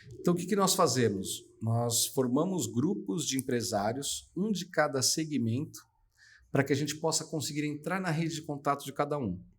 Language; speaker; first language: Portuguese; native; Portuguese